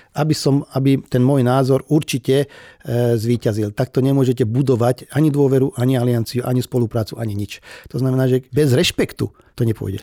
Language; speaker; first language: Slovak; non-native, local second language; Hungarian